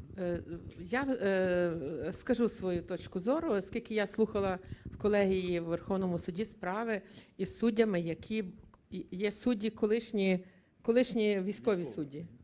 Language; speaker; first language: Ukrainian; native; Ukrainian